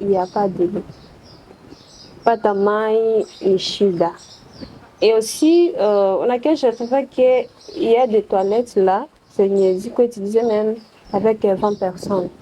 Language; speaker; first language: French; non-native, local second language; Swahili